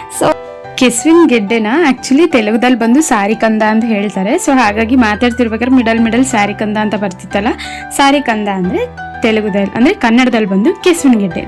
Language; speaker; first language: Kannada; non-native, local second language; Telugu